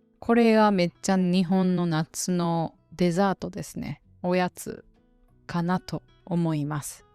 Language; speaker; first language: Japanese; native; Japanese